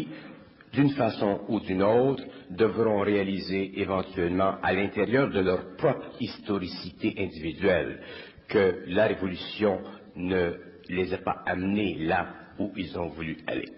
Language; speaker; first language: French; native; French